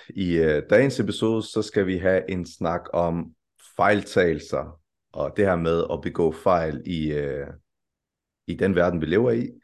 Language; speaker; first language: Danish; early bilingual, other home language; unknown